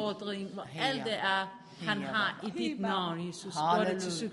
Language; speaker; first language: Danish; non-native, fluent; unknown